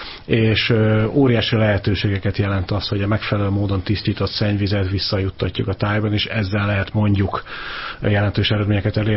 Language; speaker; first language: Hungarian; native; Hungarian